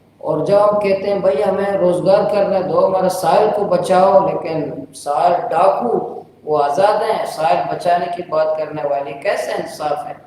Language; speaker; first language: Urdu; non-native, local second language; Baluchi